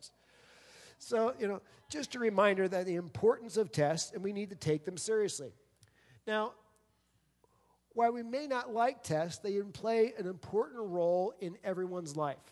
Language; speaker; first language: English; native; English